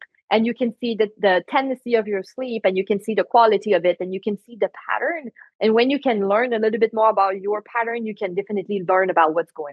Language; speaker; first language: English; non-native, fluent; French